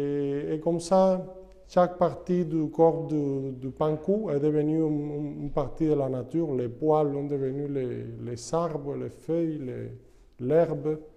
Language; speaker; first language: French; non-native, fluent; Spanish